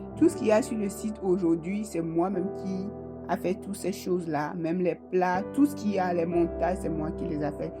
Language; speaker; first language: French; non-native, local second language; Ewe